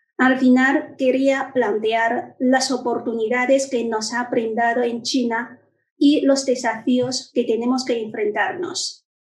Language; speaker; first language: Spanish; non-native, fluent; Chinese